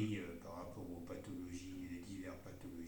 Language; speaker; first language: French; native; French